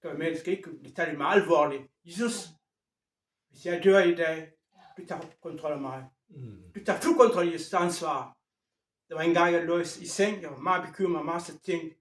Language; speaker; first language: Danish; non-native, fluent; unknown